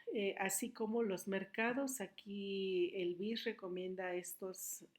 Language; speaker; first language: Spanish; native; Spanish